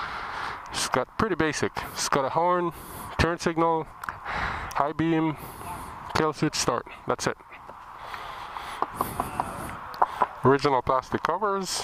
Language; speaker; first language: English; native; English